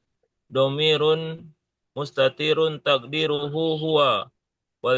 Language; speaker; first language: Arabic; non-native, learner; Indonesian